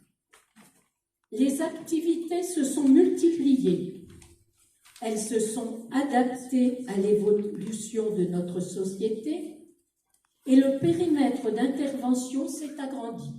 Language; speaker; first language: French; native; French